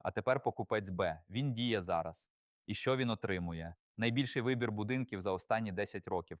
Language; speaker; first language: Ukrainian; native; Ukrainian